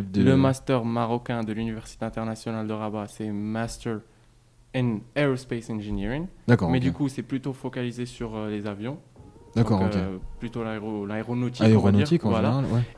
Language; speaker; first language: French; non-native, local second language; Arabic